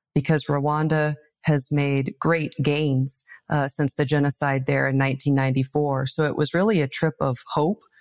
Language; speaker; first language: English; native; English